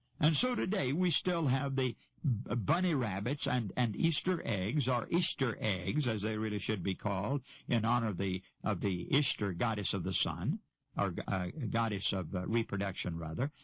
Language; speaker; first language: English; native; English